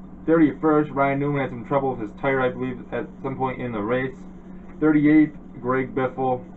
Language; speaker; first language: English; native; English